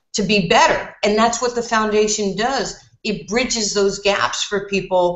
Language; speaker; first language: English; native; English